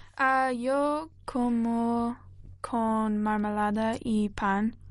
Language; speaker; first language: Spanish; non-native, learner; English